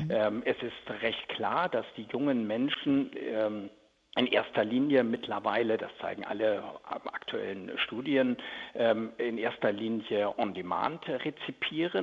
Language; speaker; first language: German; native; German